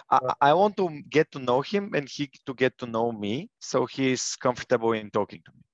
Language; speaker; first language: English; non-native, fluent; Bulgarian